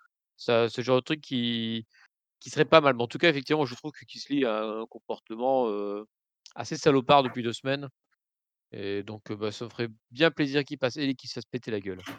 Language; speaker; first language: French; native; French